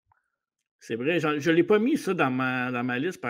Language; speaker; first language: French; native; French